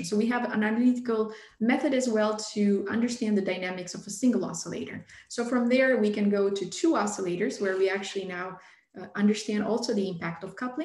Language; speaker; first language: English; non-native, fluent; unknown